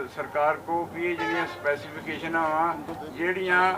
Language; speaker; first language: Hindi; non-native, local second language; Punjabi